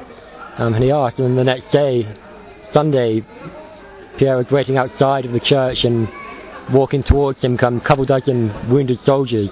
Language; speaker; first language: English; native; English